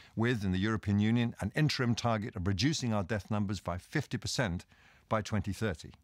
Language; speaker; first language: English; native; English